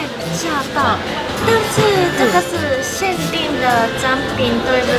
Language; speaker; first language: Chinese; non-native, fluent; Japanese